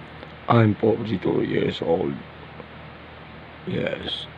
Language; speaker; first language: English; non-native, learner; Filipino